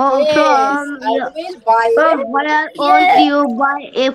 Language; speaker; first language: English; non-native, learner; Bangla